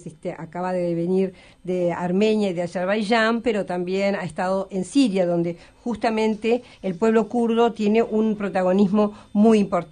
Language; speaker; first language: Spanish; native; Spanish